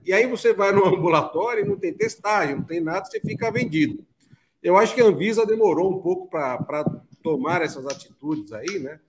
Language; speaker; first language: Portuguese; native; Portuguese